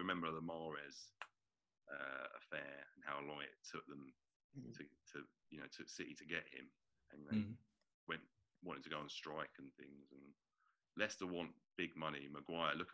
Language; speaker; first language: English; native; English